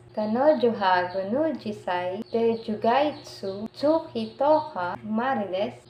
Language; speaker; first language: Japanese; non-native, learner; Filipino